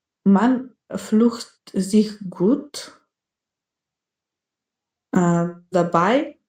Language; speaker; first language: German; non-native, learner; Macedonian